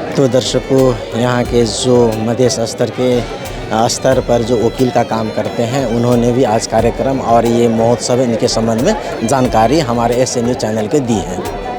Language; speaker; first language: Hindi; non-native, local second language; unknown